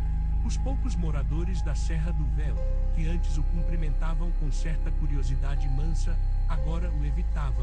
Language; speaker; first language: Portuguese; native; Portuguese